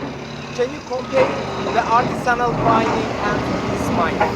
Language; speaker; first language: English; non-native, learner; Turkish